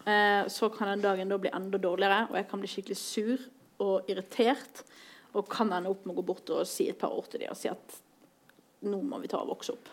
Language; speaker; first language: Norwegian; native; Norwegian